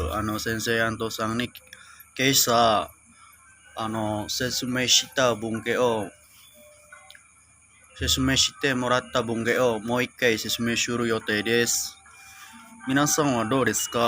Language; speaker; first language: Japanese; non-native, learner; Indonesian